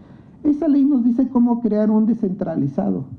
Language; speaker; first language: Spanish; native; Spanish